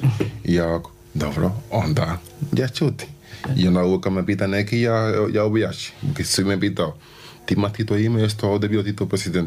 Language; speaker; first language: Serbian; non-native, learner; Spanish